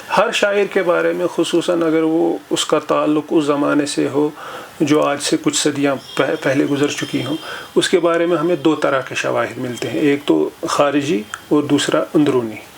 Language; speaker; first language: Urdu; non-native, local second language; Kashmiri